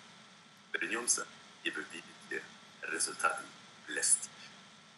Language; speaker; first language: Russian; non-native, fluent; Swedish